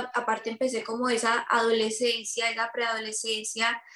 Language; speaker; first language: Spanish; native; Spanish